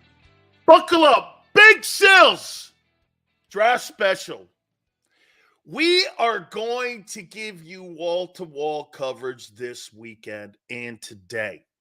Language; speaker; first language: English; native; English